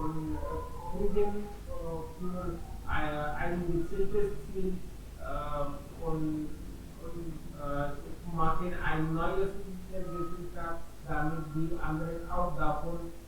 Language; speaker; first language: German; non-native, learner; Hindi